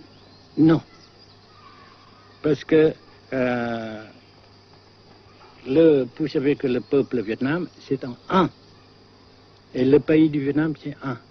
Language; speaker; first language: French; non-native, local second language; Vietnamese